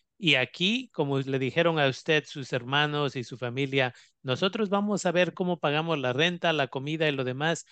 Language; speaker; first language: Spanish; native; Spanish